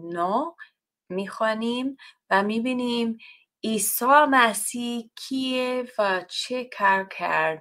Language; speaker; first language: Persian; non-native, fluent; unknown